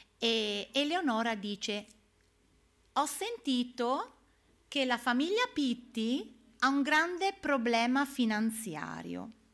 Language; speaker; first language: Italian; native; Italian